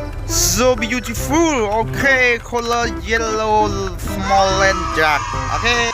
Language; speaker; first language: English; non-native, learner; Khmer